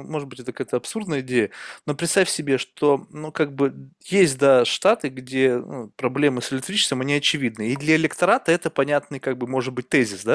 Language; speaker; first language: Russian; native; Russian